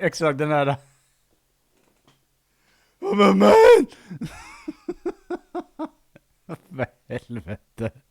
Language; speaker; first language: Swedish; native; Swedish